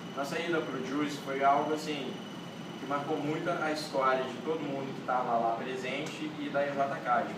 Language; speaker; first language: Portuguese; non-native, local second language; Kabuverdianu